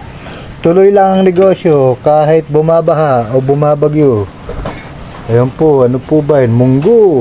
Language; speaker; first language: Filipino; native; Filipino